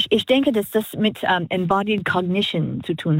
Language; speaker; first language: German; non-native, learner; English